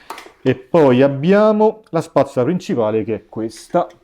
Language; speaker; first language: Italian; native; Italian